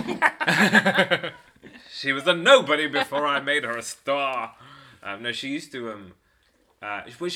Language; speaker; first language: English; native; English